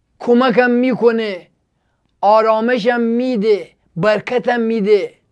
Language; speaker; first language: Persian; native; Persian